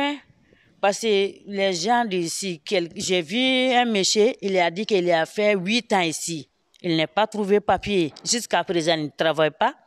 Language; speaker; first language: French; non-native, learner; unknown